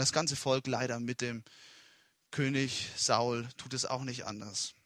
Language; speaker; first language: German; non-native, fluent; Italian